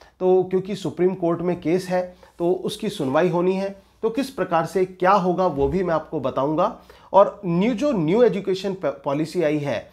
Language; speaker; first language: Hindi; native; Hindi